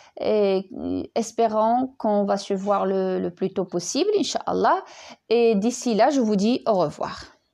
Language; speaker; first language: French; non-native, local second language; Arabic